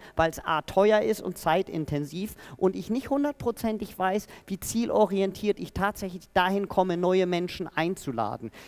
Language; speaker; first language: German; native; German